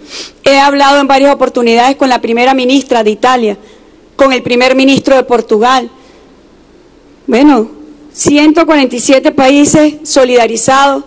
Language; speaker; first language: Spanish; native; Spanish